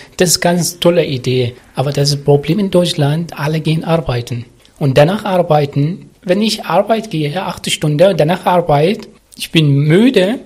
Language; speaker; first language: German; non-native, learner; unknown